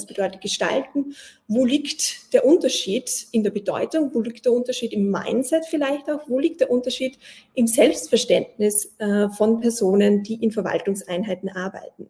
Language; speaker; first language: German; native; German